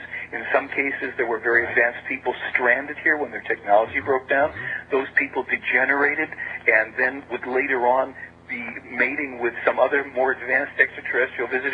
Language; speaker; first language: English; native; English